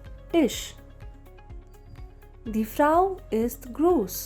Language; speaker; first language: German; non-native, fluent; Hindi